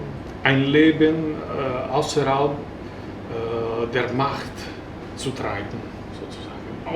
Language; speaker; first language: German; non-native, fluent; Italian